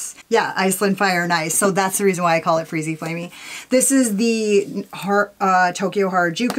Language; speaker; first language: English; native; English